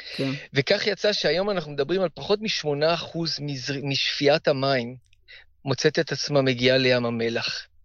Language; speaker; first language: Hebrew; early bilingual, heritage; Hebrew